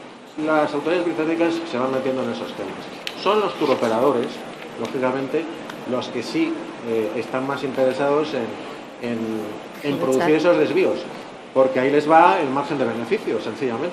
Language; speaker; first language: Spanish; native; Spanish